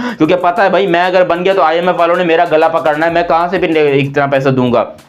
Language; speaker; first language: Urdu; non-native, local second language; Punjabi